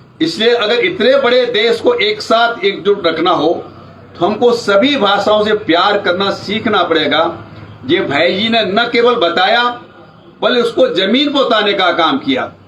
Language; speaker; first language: Hindi; native; Hindi